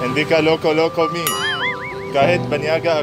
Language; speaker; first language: Filipino; non-native, learner; Arabic